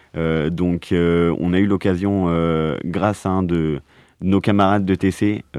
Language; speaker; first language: French; native; French